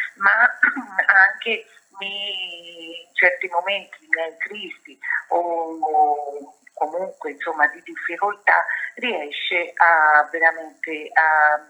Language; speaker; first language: Italian; native; Italian